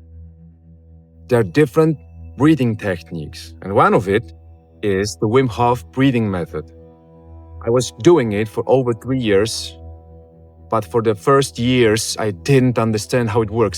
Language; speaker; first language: English; non-native, fluent; Polish